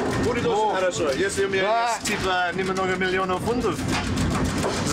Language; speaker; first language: Russian; non-native, learner; English